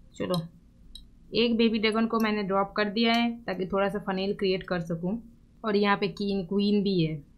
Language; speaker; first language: Hindi; non-native, local second language; Bangla